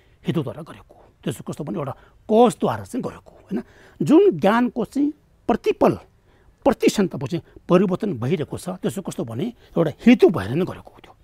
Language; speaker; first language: Nepali; non-native, local second language; Tibetan